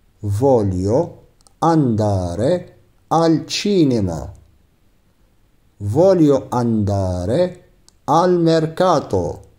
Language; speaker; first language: Italian; non-native, fluent; Arabic